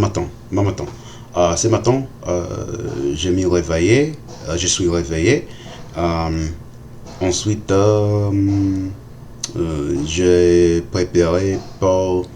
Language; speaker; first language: French; non-native, learner; English